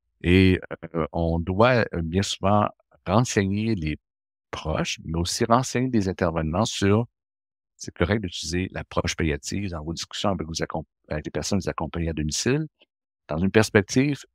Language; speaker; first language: French; native; French